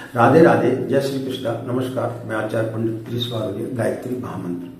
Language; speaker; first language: Hindi; native; Hindi